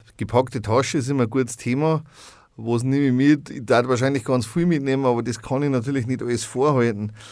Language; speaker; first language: German; native; German